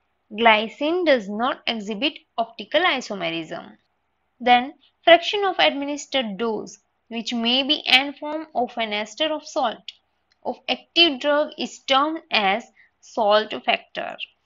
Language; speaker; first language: English; non-native, local second language; Gujarati